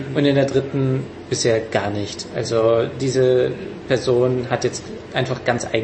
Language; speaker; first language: German; non-native, fluent; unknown